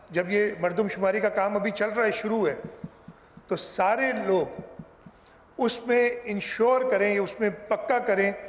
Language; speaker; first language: Urdu; non-native, local second language; Sindhi